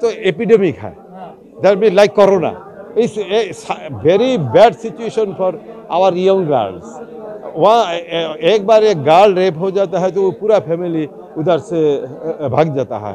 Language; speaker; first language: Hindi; non-native, learner; Bangla